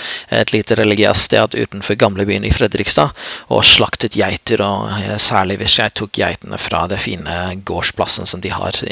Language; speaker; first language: Norwegian; non-native, fluent; English